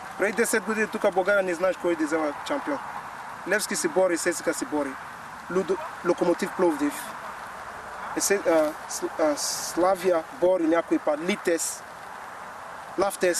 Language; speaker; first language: Bulgarian; non-native, learner; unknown